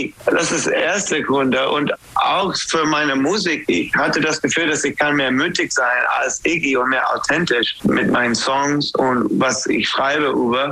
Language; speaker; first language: German; non-native, fluent; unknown